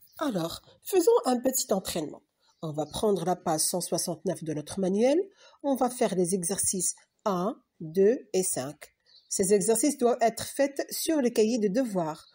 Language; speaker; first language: French; non-native, local second language; Arabic